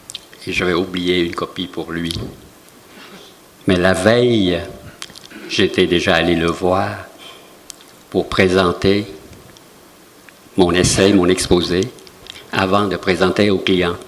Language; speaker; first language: French; non-native, fluent; Vietnamese